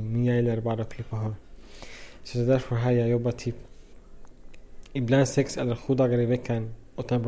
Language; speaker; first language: Swedish; non-native, fluent; Arabic